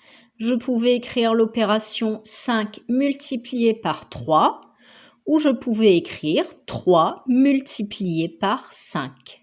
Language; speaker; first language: French; native; French